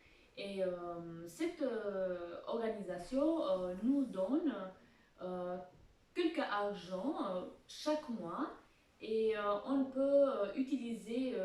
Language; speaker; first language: French; non-native, fluent; Albanian